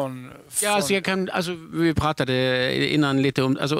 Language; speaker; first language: Swedish; non-native, fluent; German